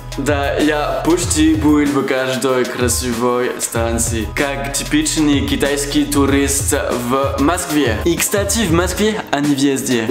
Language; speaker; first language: Russian; non-native, learner; French